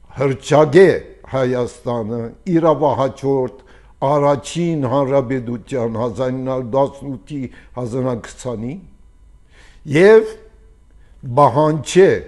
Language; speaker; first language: Armenian; early bilingual, heritage; Armenian